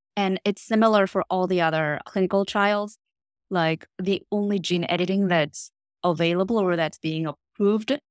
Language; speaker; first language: English; non-native, fluent; Korean